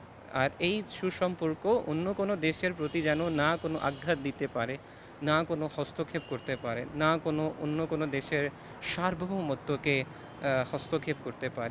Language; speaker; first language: Bangla; non-native, fluent; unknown